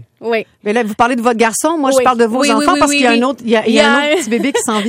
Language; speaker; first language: French; native; French